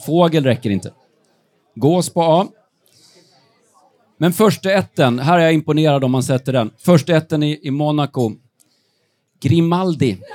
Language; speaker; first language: Swedish; native; Swedish